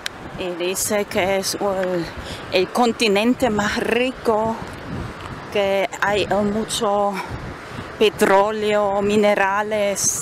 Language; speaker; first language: Spanish; non-native, fluent; German